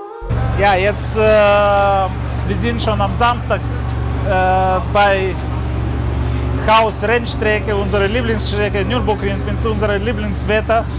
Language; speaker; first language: German; non-native, learner; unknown